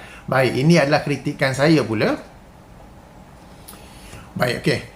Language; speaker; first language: Malay; native; Malay